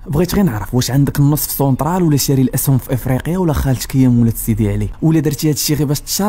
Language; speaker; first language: Arabic; native; Arabic